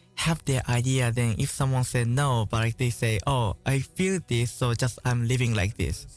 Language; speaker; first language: English; non-native, learner; Japanese